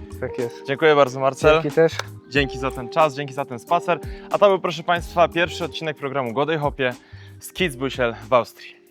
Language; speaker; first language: Polish; native; Polish